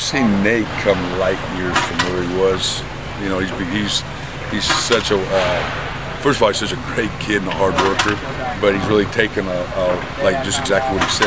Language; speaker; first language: English; native; English